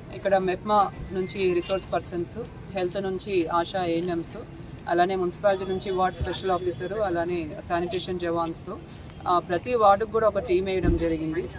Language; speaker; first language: Telugu; native; Telugu